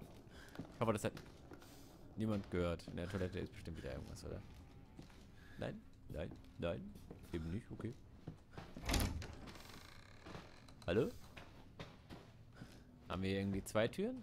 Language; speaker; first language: German; native; German